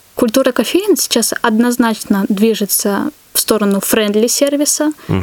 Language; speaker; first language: Russian; native; Russian